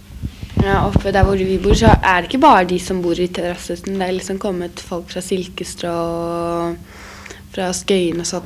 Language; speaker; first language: Norwegian; native; Norwegian